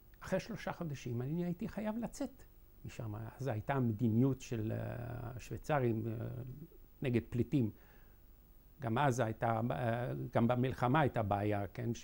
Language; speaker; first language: Hebrew; non-native, fluent; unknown